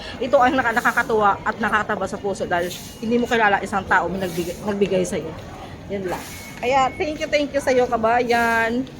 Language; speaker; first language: Filipino; non-native, local second language; Cebuano